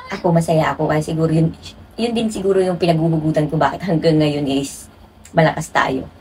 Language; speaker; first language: Filipino; native; Filipino